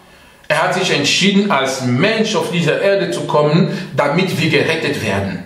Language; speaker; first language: German; non-native, fluent; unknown